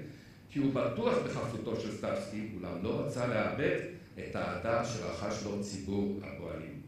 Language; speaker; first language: Hebrew; native; Hebrew